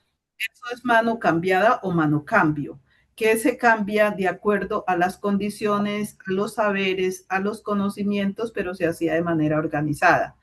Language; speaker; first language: Spanish; native; Spanish